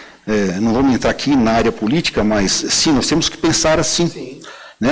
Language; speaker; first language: Portuguese; native; Portuguese